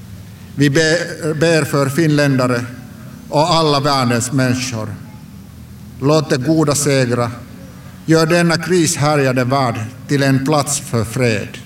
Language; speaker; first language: Swedish; non-native, local second language; Finnish